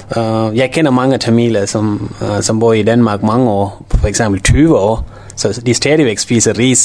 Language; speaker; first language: Danish; non-native, learner; Tamil